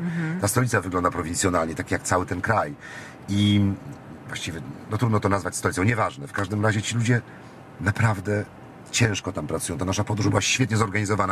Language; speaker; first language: Polish; native; Polish